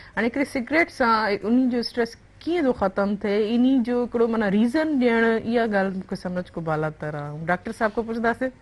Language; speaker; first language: Sindhi; native; Sindhi